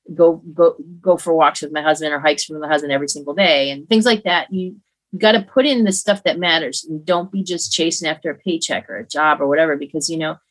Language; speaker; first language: English; native; English